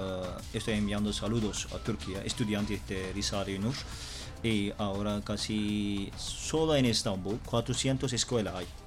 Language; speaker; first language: Spanish; non-native, learner; Turkish